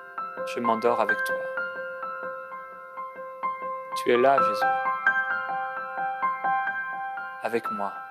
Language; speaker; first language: French; non-native, local second language; Haitian Creole